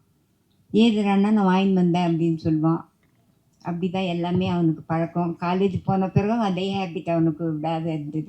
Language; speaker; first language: Tamil; native; Tamil